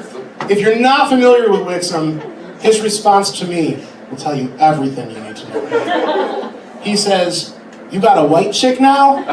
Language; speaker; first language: English; native; English